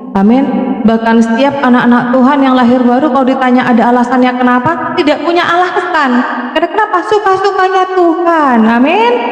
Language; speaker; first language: Indonesian; non-native, local second language; Madurese